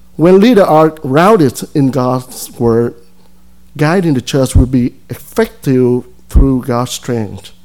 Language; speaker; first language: English; non-native, fluent; Vietnamese